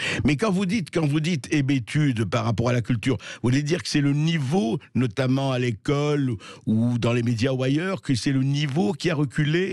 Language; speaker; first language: French; native; French